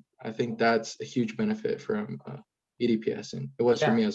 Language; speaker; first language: English; native; English